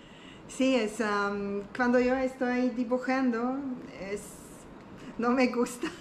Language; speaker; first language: Spanish; non-native, learner; German